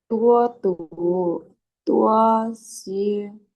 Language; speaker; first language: Chinese; non-native, learner; Lao